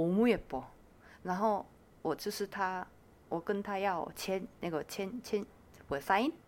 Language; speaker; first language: Chinese; non-native, fluent; Korean